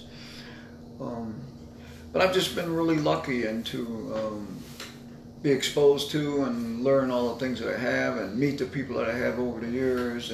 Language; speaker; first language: English; native; English